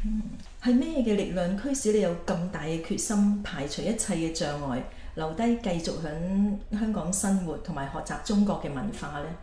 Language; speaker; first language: Chinese; native; Chinese